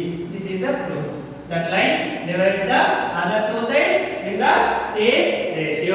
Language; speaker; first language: English; non-native, local second language; Telugu